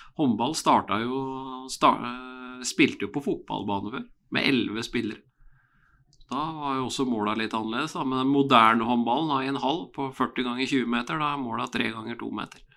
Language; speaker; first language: Norwegian; native; Norwegian